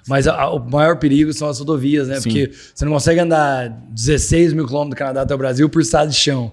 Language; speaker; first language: Portuguese; native; Portuguese